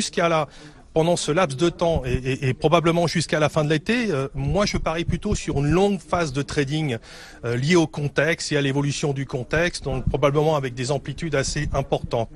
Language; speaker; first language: French; native; French